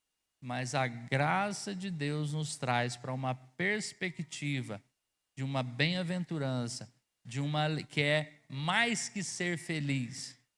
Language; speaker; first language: Portuguese; native; Portuguese